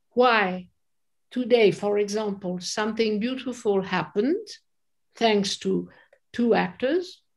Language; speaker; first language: English; non-native, fluent; French